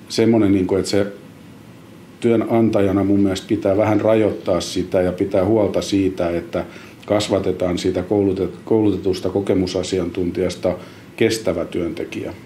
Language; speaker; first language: Finnish; native; Finnish